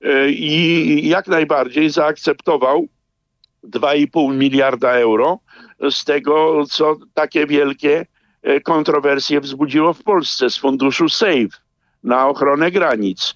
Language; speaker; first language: Polish; native; Polish